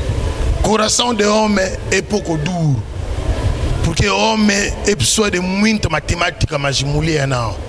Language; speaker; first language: Portuguese; non-native, learner; Lingala